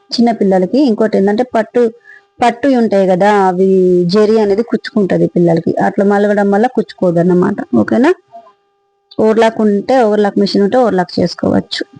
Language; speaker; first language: Telugu; non-native, local second language; Marathi